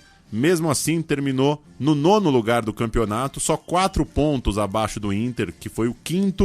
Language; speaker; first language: Portuguese; native; Portuguese